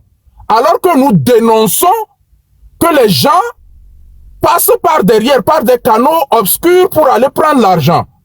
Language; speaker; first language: French; non-native, local second language; Ewe